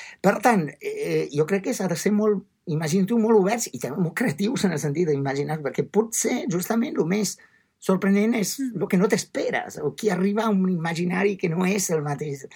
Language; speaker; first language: Catalan; non-native, fluent; Italian